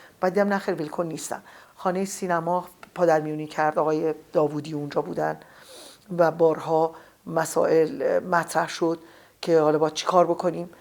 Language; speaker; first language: Persian; native; Persian